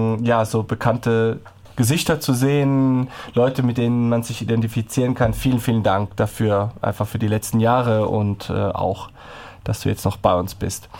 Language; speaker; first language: German; native; German